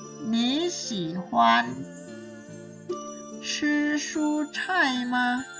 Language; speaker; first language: Chinese; non-native, fluent; Indonesian